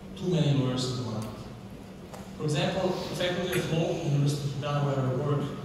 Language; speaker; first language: English; non-native, fluent; Slovenian